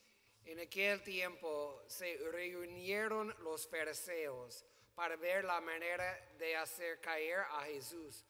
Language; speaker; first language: Spanish; non-native, learner; English